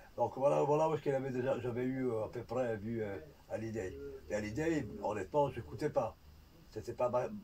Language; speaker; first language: French; non-native, fluent; Italian